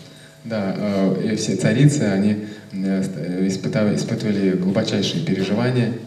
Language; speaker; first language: Russian; native; Russian